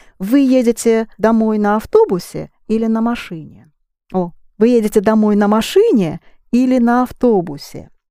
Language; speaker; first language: Russian; native; Russian